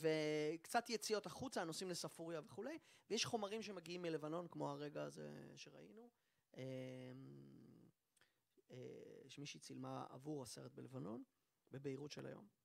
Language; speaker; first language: Hebrew; native; Hebrew